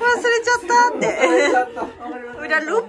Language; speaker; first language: Japanese; native; Japanese